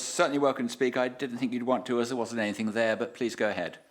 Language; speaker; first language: English; native; English